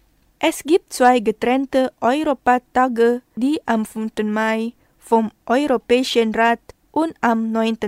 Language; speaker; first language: German; non-native, fluent; Indonesian